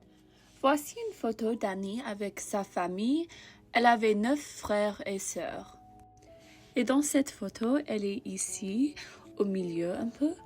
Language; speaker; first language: French; non-native, learner; English